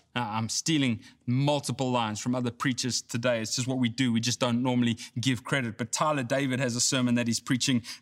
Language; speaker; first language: English; native; English